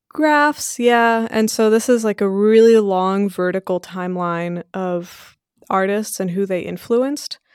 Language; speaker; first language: English; early bilingual, other home language; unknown